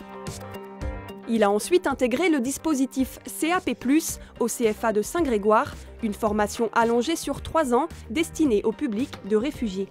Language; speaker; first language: French; native; French